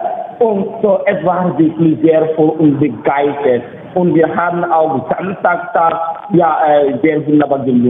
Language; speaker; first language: German; non-native, learner; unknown